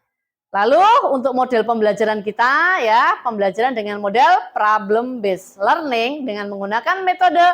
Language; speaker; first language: Indonesian; native; Indonesian